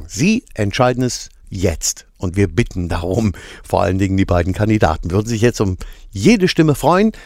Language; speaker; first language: German; native; German